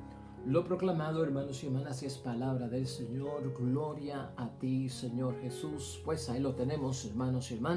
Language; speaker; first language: Spanish; native; Spanish